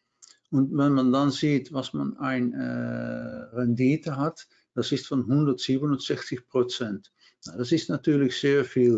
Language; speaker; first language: German; non-native, learner; Dutch